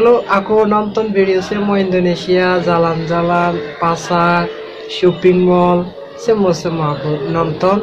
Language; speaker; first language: Indonesian; non-native, learner; Bangla